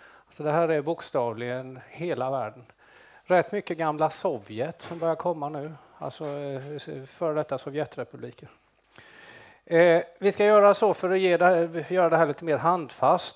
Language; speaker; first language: Swedish; native; Swedish